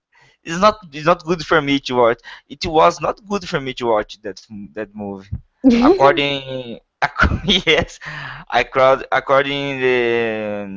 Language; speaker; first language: English; non-native, learner; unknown